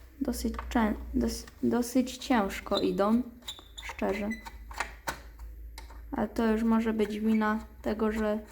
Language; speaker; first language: Polish; native; Polish